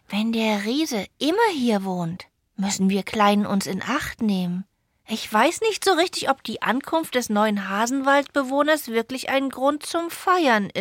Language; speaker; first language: German; native; German